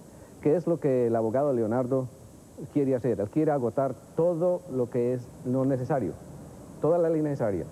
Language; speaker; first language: Spanish; native; Spanish